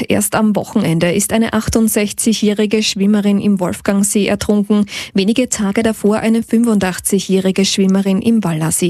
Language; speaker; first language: German; native; German